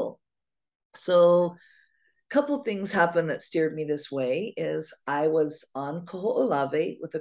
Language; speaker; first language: English; native; English